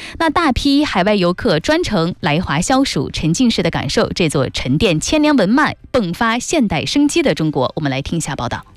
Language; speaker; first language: Chinese; native; Chinese